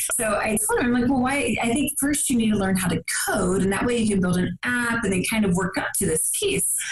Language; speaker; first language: English; native; English